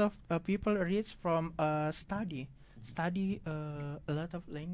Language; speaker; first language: English; non-native, learner; Indonesian